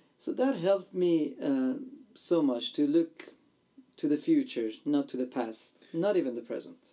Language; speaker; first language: English; non-native, fluent; Armenian